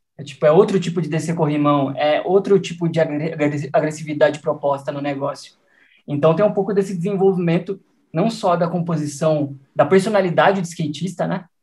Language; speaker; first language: Portuguese; native; Portuguese